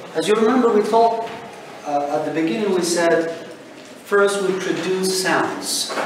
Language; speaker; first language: English; non-native, fluent; Turkish